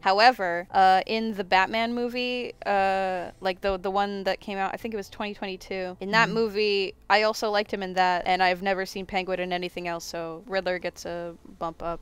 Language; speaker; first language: English; native; English